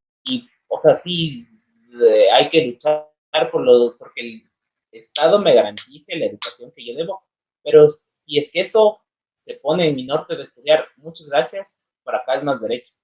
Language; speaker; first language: Spanish; native; Spanish